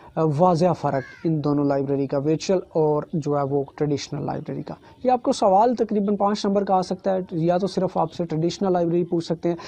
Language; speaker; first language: Urdu; native; Urdu